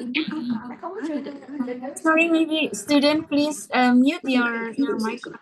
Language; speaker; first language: English; non-native, fluent; Indonesian